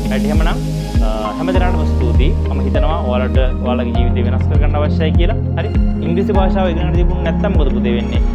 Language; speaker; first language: Sinhala; native; Sinhala